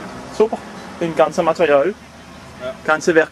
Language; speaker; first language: German; non-native, learner; French